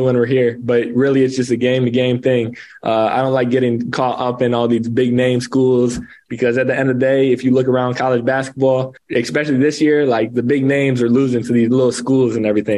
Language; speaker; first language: English; native; English